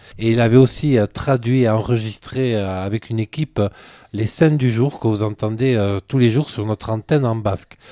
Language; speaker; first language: French; native; French